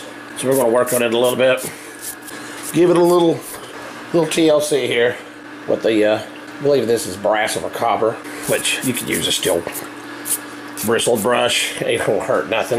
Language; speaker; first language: English; native; English